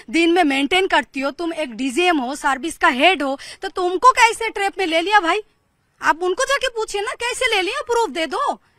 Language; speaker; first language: Hindi; non-native, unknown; Bangla